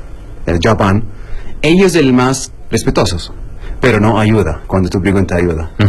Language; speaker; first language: Spanish; non-native, learner; Arabic